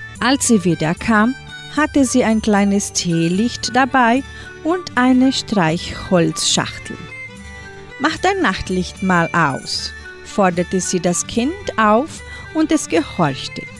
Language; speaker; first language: German; early bilingual, heritage; German